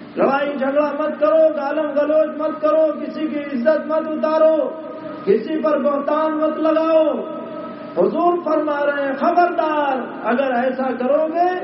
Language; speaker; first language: Urdu; native; Urdu